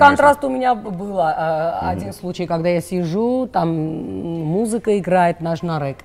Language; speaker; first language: Russian; non-native, local second language; Armenian